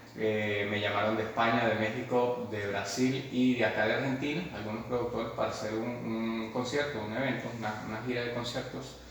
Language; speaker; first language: Spanish; native; Spanish